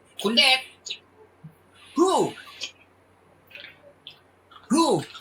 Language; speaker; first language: English; non-native, learner; Thai